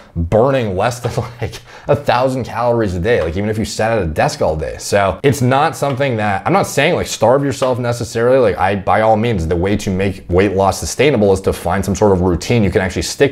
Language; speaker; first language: English; native; English